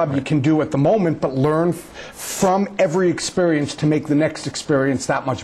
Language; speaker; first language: English; native; English